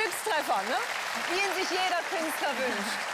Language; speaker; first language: German; native; German